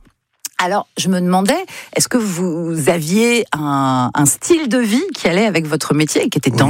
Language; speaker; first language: French; native; French